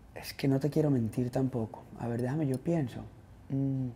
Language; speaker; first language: Spanish; native; Spanish